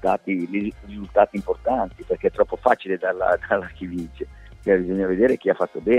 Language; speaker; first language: Italian; native; Italian